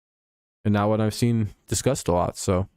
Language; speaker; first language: English; native; English